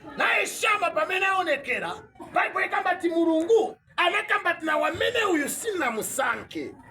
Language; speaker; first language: Nyanja; non-native, local second language; Bemba